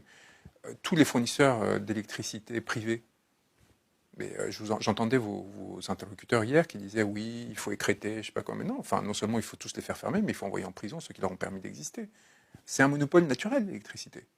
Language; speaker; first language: French; native; French